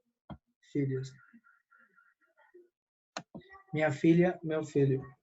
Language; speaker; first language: Portuguese; non-native, fluent; Spanish